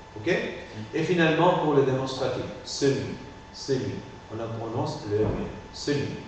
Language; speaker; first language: French; non-native, fluent; Spanish